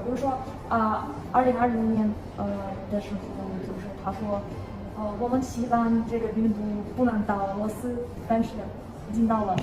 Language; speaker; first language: Chinese; non-native, fluent; Russian